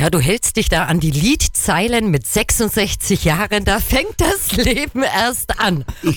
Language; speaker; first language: German; native; German